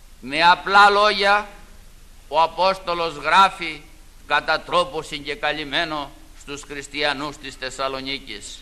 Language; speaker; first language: Greek; native; Greek